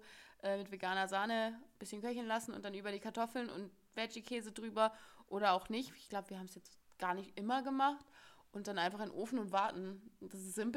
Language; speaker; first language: German; native; German